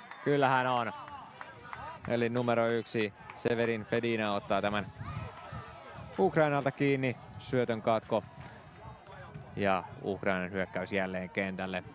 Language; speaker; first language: Finnish; native; Finnish